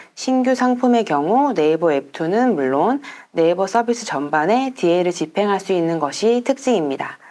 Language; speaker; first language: Korean; native; Korean